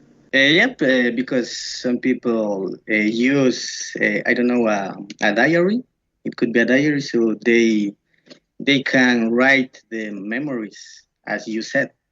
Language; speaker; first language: English; non-native, learner; Spanish